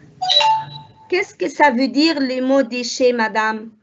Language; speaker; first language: French; non-native, fluent; Arabic